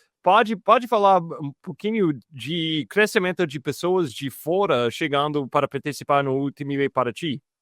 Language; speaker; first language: Portuguese; non-native, fluent; English